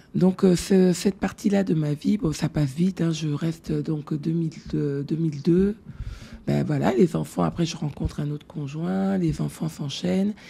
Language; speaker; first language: French; native; French